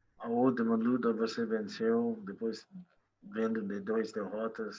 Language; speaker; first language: Portuguese; non-native, learner; English